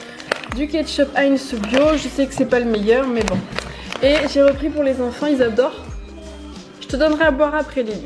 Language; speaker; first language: French; native; French